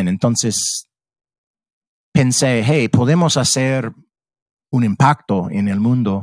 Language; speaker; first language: Spanish; early bilingual, heritage; English